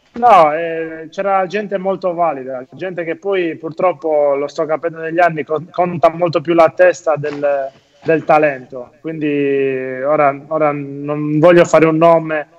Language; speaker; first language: Italian; native; Italian